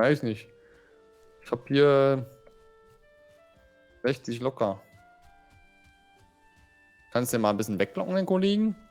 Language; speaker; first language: German; native; German